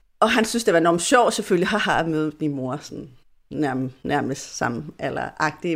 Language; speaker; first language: Danish; non-native, fluent; Spanish